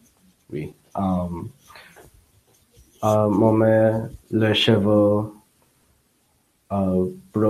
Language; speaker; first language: French; non-native, learner; English